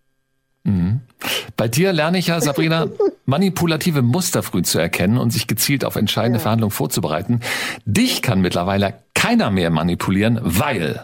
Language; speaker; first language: German; native; German